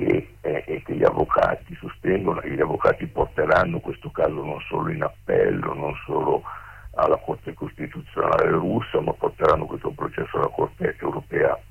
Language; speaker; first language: Italian; native; Italian